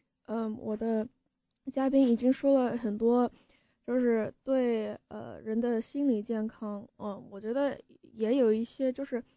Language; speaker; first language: Chinese; early bilingual, heritage; Chinese